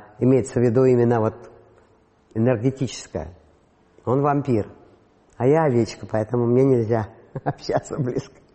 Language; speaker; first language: Russian; non-native, local second language; Latvian